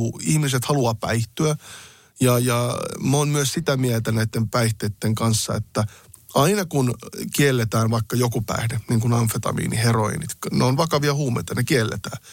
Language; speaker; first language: Finnish; early bilingual, other home language; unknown